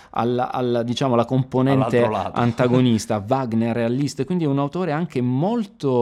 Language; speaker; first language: Italian; native; Italian